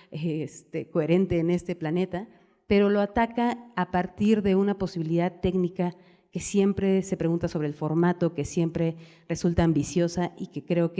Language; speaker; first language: Spanish; native; Spanish